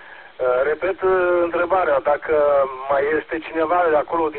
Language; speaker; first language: Romanian; native; Romanian